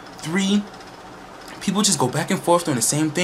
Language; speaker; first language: English; native; English